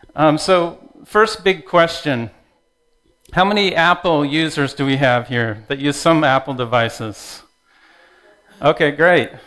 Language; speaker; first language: English; native; English